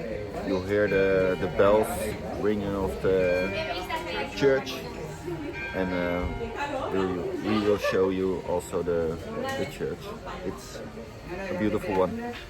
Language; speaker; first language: English; non-native, learner; Dutch